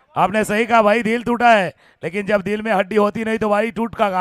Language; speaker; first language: Hindi; non-native, local second language; Marathi